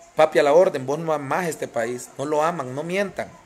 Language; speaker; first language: Spanish; native; Spanish